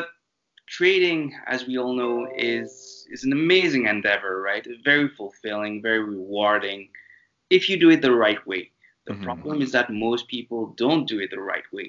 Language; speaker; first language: English; non-native, fluent; French